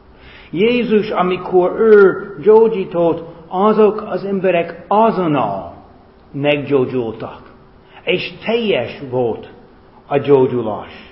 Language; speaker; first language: Hungarian; non-native, fluent; English